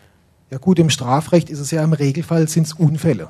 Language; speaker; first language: German; native; German